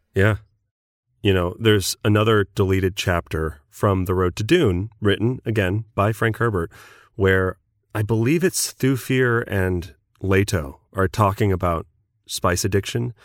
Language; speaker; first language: English; native; English